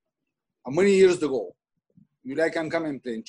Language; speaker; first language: English; non-native, learner; Bulgarian